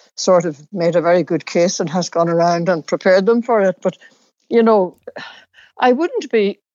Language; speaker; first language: English; native; English